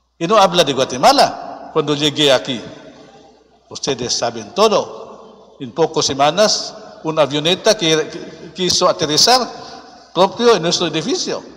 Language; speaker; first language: Spanish; non-native, fluent; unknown